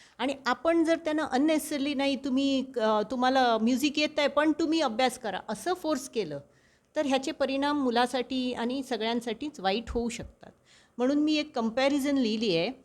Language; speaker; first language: Marathi; non-native, local second language; Konkani